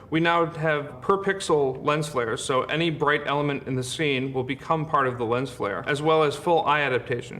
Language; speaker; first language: English; native; English